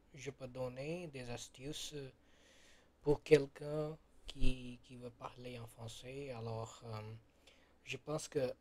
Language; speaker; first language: French; non-native, learner; Gujarati